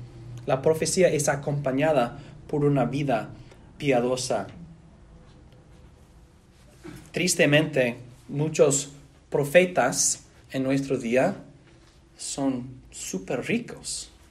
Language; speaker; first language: Spanish; non-native, fluent; English